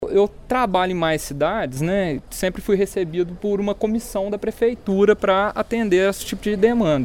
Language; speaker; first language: Portuguese; native; Portuguese